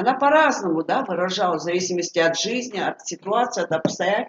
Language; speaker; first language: Russian; native; Russian